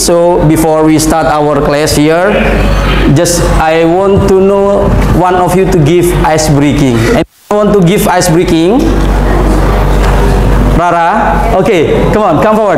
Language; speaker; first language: English; non-native, fluent; Indonesian